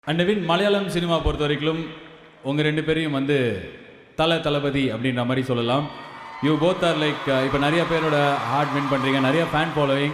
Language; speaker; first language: Tamil; native; Tamil